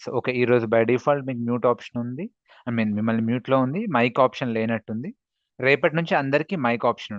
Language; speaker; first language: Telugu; native; Telugu